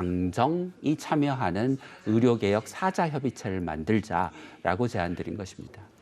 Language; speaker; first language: Korean; native; Korean